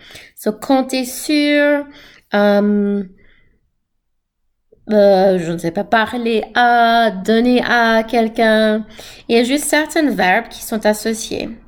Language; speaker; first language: French; non-native, fluent; English